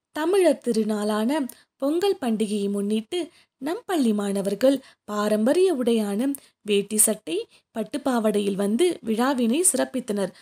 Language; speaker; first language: Tamil; native; Tamil